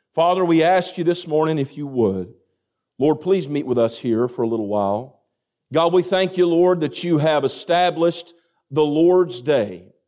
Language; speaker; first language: English; native; English